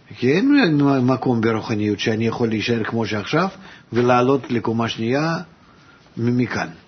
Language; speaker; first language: Hebrew; non-native, fluent; Russian